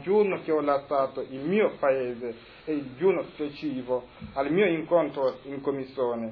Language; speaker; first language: Italian; non-native, fluent; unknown